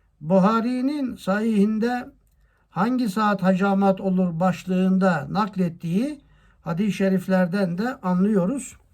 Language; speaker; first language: Turkish; native; Turkish